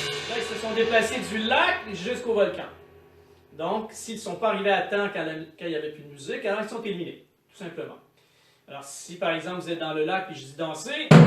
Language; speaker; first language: French; native; French